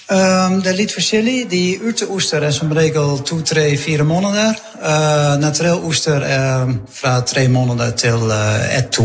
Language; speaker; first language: Norwegian; non-native, fluent; Dutch